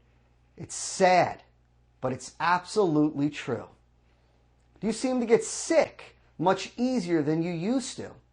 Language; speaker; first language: English; native; English